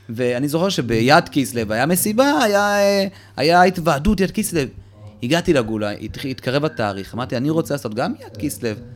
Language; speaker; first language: Hebrew; early bilingual, other home language; Russian